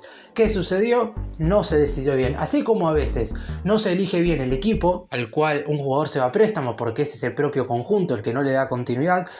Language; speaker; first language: Spanish; native; Spanish